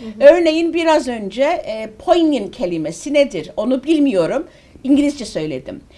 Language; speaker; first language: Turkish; early bilingual, heritage; Turkish